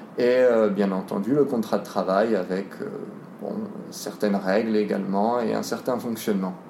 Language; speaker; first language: French; native; French